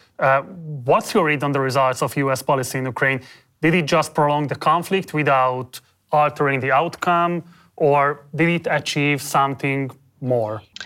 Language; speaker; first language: English; non-native, fluent; Hungarian